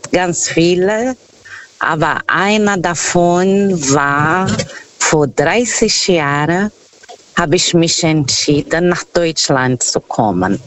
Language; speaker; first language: German; non-native, learner; Portuguese